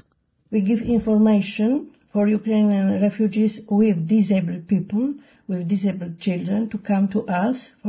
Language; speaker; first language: English; non-native, learner; Polish